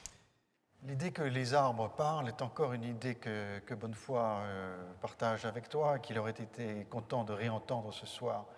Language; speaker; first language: French; native; French